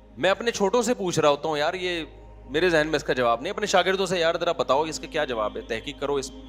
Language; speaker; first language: Urdu; native; Urdu